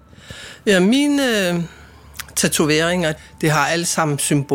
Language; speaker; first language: Swedish; non-native, fluent; Kalaallisut